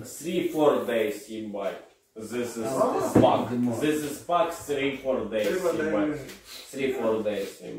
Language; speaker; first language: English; non-native, learner; Russian